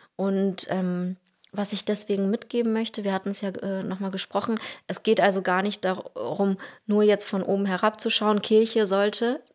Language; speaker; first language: German; early bilingual, other home language; Russian